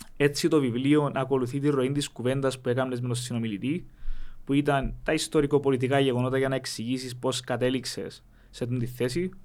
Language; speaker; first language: Greek; native; Greek